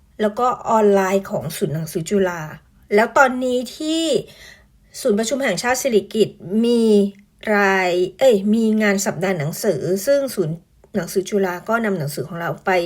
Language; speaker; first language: Thai; native; Thai